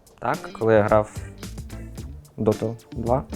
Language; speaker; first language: Ukrainian; non-native, local second language; Russian